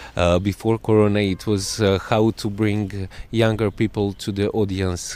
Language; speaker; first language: English; non-native, fluent; Serbian